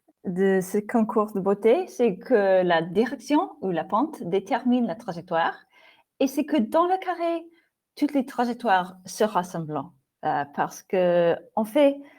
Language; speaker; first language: French; non-native, fluent; English